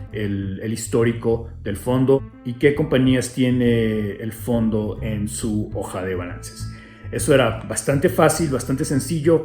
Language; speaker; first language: Spanish; native; Spanish